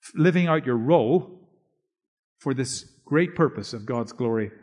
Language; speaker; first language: English; native; English